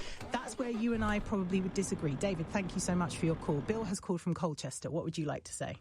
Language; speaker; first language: English; native; English